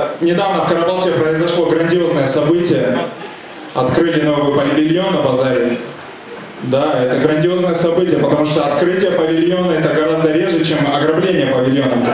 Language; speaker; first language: Russian; native; Russian